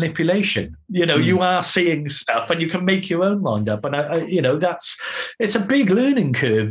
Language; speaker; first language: English; native; English